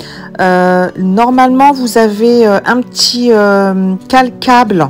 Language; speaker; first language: French; native; French